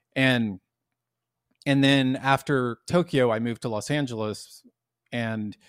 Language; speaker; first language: English; native; English